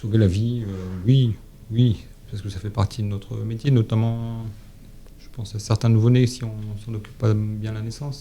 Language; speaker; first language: French; native; French